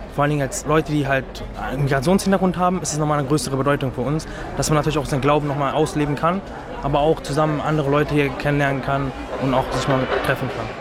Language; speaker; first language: German; early bilingual, other home language; Tamil